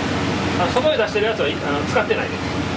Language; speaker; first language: Japanese; native; Japanese